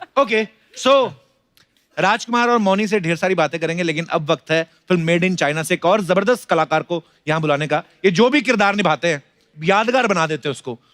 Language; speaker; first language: Hindi; non-native, local second language; Punjabi